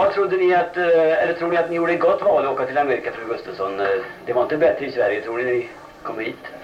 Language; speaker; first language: Swedish; native; Swedish